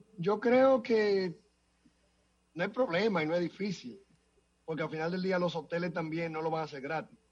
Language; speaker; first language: Spanish; native; Spanish